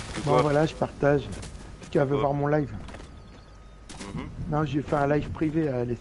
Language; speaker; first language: French; native; French